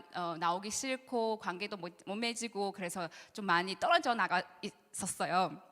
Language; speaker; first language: Korean; non-native, learner; Chinese